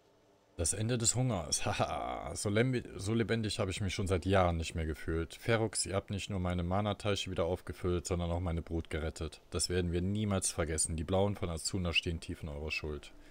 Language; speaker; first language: German; native; German